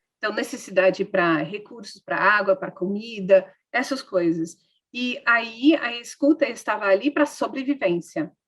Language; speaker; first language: Portuguese; non-native, fluent; English